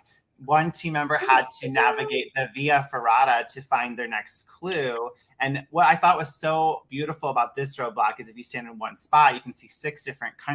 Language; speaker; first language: English; native; English